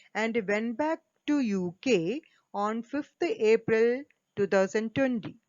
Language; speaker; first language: English; non-native, local second language; Malayalam